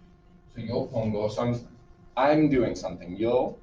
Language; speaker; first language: Spanish; non-native, fluent; English